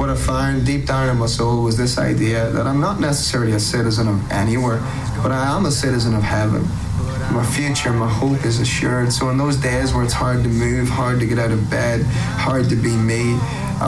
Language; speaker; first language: English; native; English